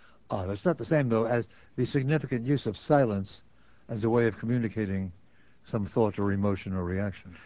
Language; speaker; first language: English; native; English